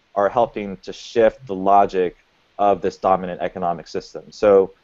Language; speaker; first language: English; native; English